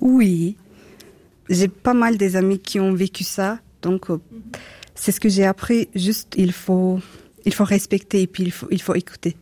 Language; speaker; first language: French; non-native, fluent; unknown